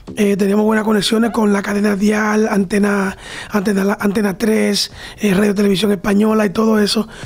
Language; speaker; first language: Spanish; native; Spanish